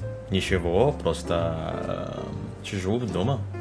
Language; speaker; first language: Russian; non-native, learner; Indonesian